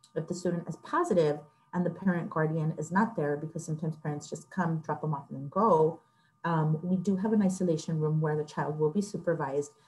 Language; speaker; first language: English; early bilingual, other home language; Spanish